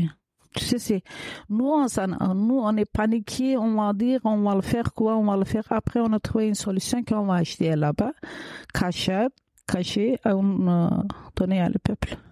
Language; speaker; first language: French; non-native, learner; Kurdish